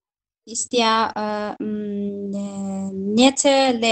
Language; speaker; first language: German; non-native, learner; Persian